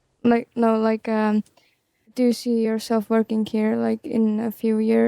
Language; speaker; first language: English; non-native, fluent; Estonian